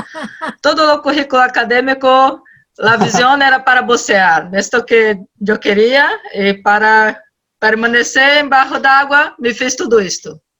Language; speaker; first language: Spanish; non-native, learner; Portuguese